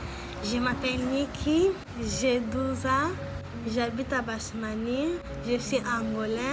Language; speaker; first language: French; non-native, learner; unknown